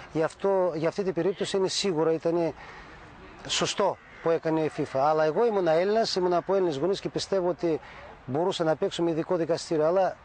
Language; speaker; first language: Greek; early bilingual, heritage; Greek